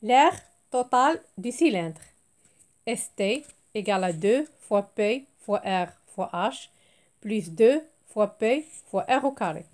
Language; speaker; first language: French; non-native, local second language; Arabic